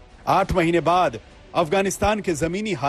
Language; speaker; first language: Hindi; native; Hindi